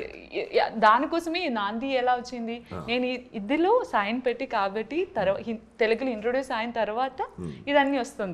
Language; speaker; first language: Telugu; non-native, local second language; Malayalam